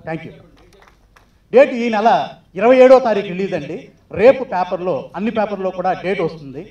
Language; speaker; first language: Telugu; native; Telugu